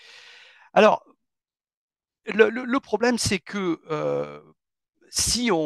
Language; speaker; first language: French; native; French